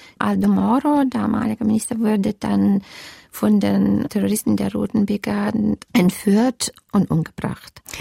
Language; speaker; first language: German; non-native, fluent; Italian